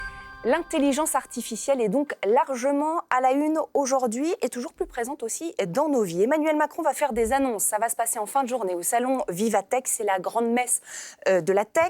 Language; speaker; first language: French; native; French